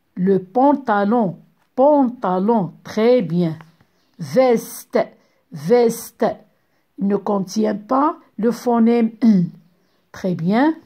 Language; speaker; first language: French; non-native, local second language; Arabic